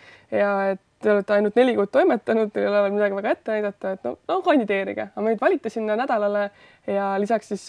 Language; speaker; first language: Estonian; native; Estonian